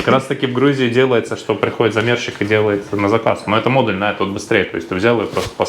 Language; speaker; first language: Russian; native; Russian